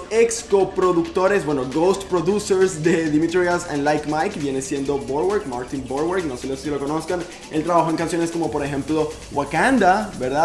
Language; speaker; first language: Spanish; native; Spanish